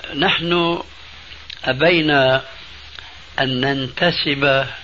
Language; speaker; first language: Arabic; early bilingual, other home language; Albanian